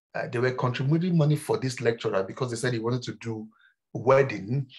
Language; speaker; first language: English; non-native, local second language; Yoruba